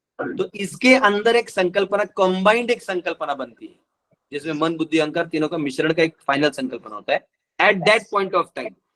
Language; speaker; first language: Hindi; non-native, local second language; Marathi